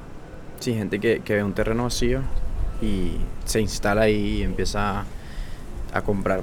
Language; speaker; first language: Spanish; native; Spanish